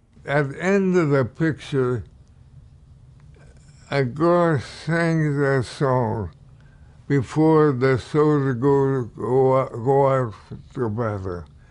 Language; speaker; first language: English; native; English